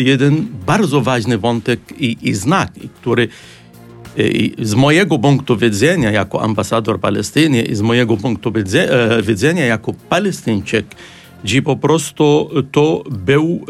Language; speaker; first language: Polish; non-native, fluent; Arabic